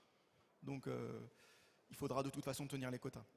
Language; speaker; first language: French; native; French